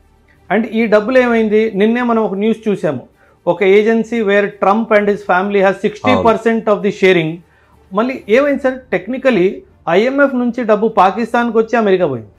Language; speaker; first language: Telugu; non-native, local second language; Punjabi